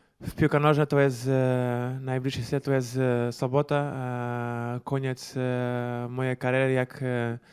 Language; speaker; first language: Polish; non-native, learner; Portuguese